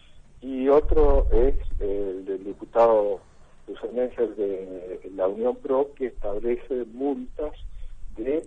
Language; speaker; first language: Spanish; native; Spanish